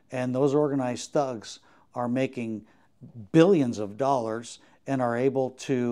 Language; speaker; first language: English; native; English